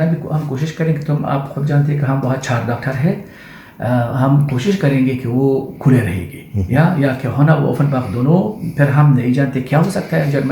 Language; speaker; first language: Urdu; non-native, learner; Persian